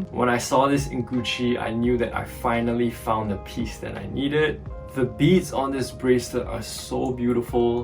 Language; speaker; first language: English; native; English